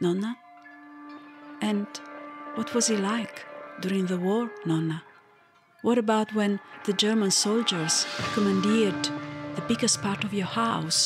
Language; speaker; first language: English; non-native, fluent; Italian